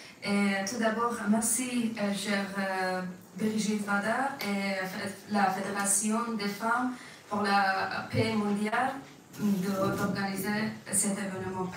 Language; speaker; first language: French; non-native, fluent; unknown